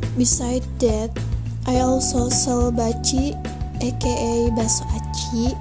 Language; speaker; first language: English; non-native, learner; Indonesian